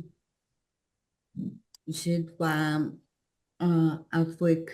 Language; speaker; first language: French; non-native, learner; Portuguese